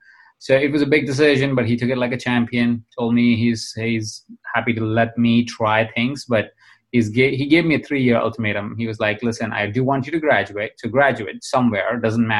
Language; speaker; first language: English; non-native, local second language; Hindi